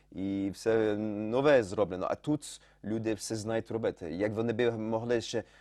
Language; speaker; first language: Ukrainian; early bilingual, heritage; Ukrainian